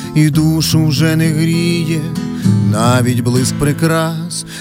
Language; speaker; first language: Ukrainian; native; Ukrainian